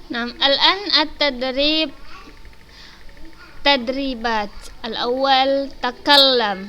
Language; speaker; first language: Arabic; non-native, fluent; Indonesian